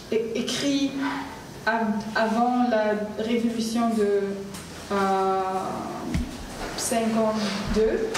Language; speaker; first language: French; non-native, learner; Arabic